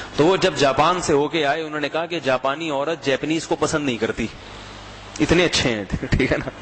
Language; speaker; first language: Urdu; native; Urdu